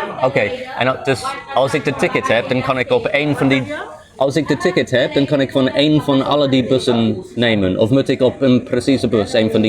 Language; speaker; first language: Dutch; non-native, learner; English